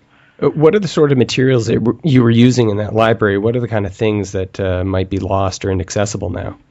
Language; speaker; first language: English; native; English